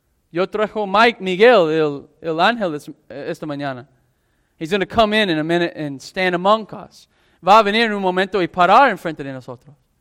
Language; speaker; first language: Spanish; non-native, fluent; English